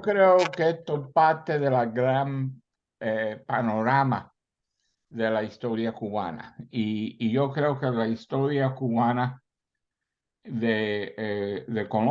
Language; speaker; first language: Spanish; early bilingual, heritage; Spanish